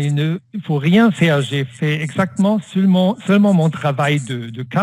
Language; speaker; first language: French; non-native, fluent; German